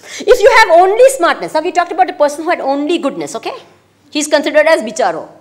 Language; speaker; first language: English; non-native, local second language; Gujarati